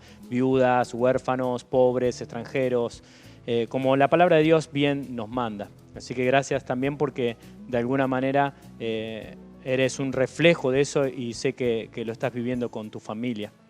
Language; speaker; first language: Spanish; native; Spanish